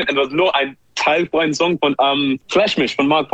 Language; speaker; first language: German; non-native, learner; English